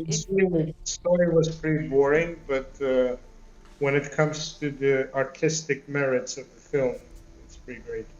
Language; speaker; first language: English; non-native, fluent; Romanian